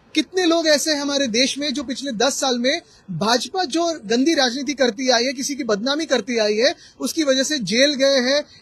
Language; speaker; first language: Hindi; non-native, local second language; Marathi